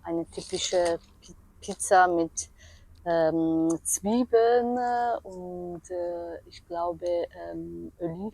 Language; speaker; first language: German; non-native, fluent; Spanish